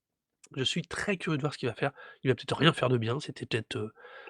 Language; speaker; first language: French; native; French